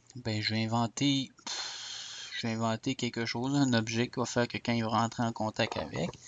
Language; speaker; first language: French; native; French